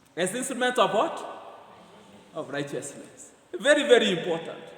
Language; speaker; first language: English; non-native, local second language; Swahili